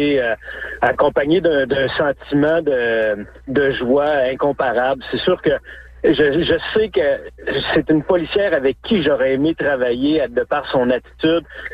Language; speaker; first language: French; native; French